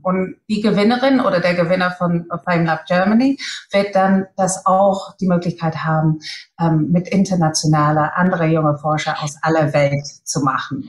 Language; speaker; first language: German; non-native, fluent; English